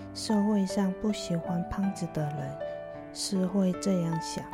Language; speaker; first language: Chinese; non-native, fluent; Korean